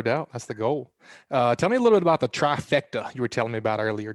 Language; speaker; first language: English; native; English